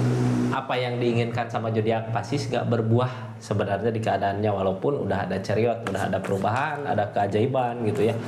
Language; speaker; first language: Indonesian; native; Indonesian